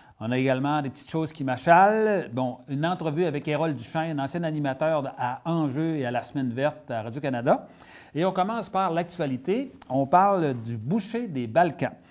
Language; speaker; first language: French; native; French